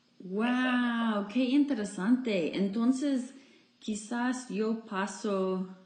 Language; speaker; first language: Spanish; non-native, fluent; English